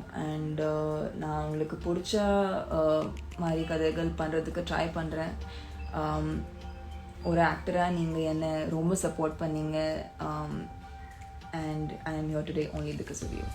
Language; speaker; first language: Tamil; non-native, local second language; Hindi